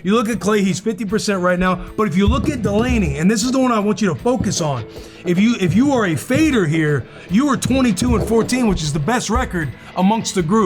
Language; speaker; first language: English; native; English